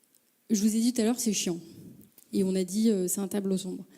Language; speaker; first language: French; native; French